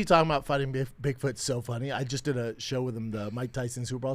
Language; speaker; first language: English; native; English